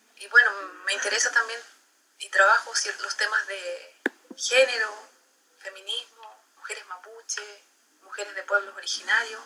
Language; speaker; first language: Spanish; native; Spanish